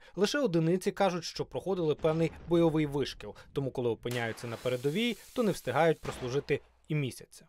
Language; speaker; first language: Ukrainian; native; Ukrainian